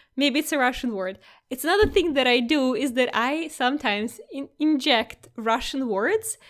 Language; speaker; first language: English; non-native, fluent; Russian